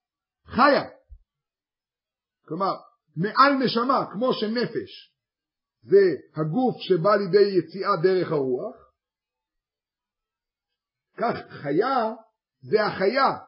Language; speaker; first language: Hebrew; native; Hebrew